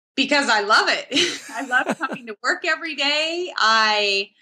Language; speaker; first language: English; native; English